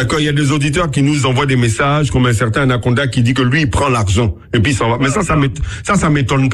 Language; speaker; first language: French; non-native, local second language; Akan